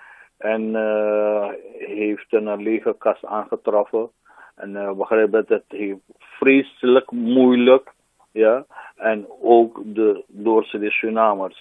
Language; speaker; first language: Dutch; non-native, local second language; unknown